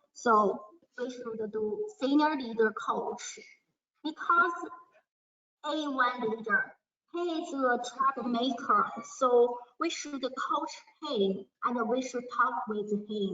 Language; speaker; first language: English; non-native, learner; Chinese